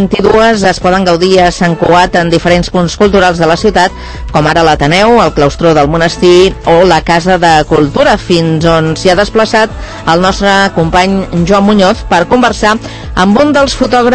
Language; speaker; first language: Catalan; native; Catalan